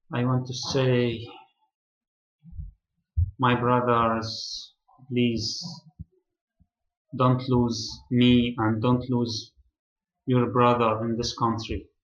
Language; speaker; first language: English; non-native, learner; Arabic